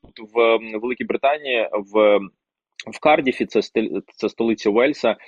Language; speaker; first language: Ukrainian; non-native, local second language; Russian